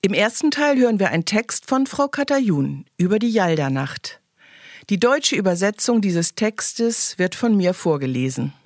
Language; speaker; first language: German; native; German